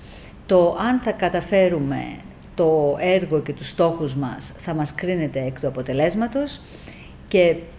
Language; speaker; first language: Greek; native; Greek